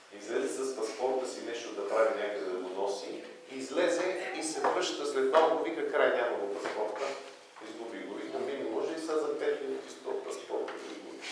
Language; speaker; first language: Bulgarian; native; Bulgarian